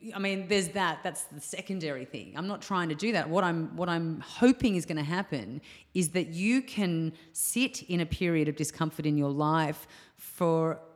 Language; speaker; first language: English; native; English